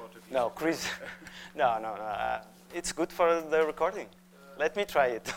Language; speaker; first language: English; non-native, fluent; Portuguese